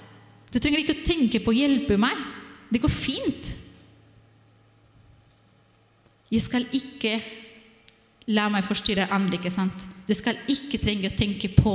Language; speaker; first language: Norwegian; non-native, fluent; Spanish